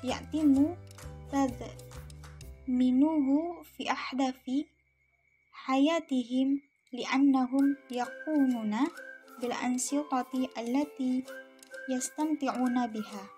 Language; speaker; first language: Arabic; non-native, learner; Indonesian